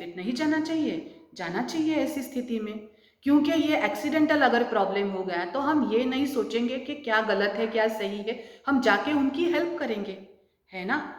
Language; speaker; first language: Hindi; non-native, local second language; Marathi